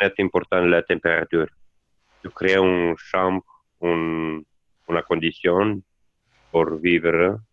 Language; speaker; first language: French; non-native, learner; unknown